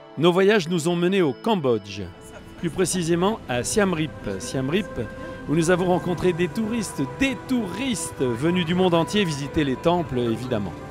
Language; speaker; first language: French; native; French